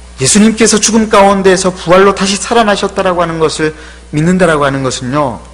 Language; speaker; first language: Korean; native; Korean